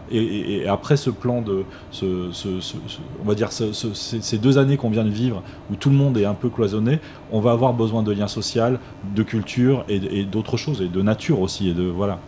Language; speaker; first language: French; native; French